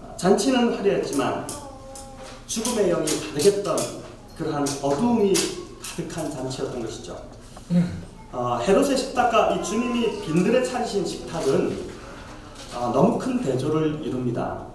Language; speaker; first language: Korean; native; Korean